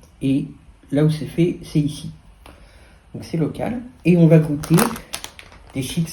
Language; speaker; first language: French; native; French